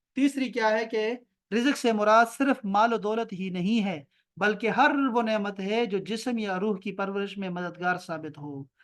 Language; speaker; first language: Urdu; non-native, local second language; Pashto